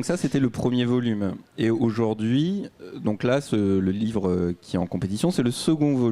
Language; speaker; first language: French; native; French